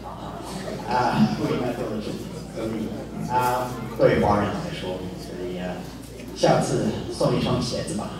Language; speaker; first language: Chinese; non-native, fluent; English